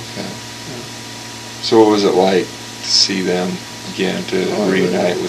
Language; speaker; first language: English; native; English